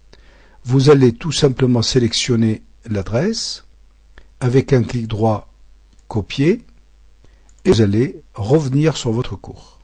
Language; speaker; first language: French; native; French